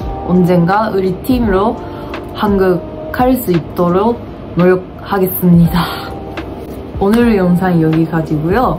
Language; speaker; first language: Korean; non-native, fluent; Japanese